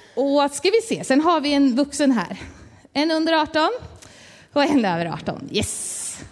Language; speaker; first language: Swedish; native; Swedish